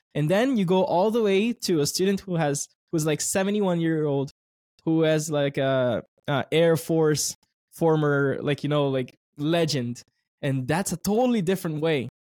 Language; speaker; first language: English; non-native, fluent; Portuguese